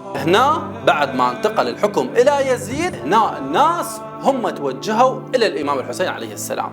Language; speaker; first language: Arabic; native; Arabic